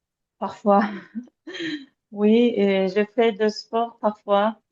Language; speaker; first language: French; non-native, learner; Azerbaijani